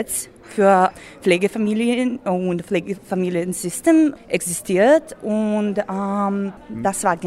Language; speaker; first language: German; non-native, learner; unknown